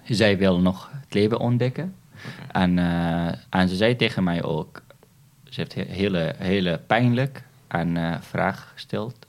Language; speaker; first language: Dutch; non-native, fluent; Arabic